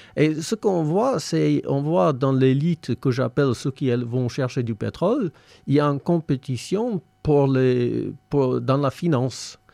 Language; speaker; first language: French; non-native, fluent; English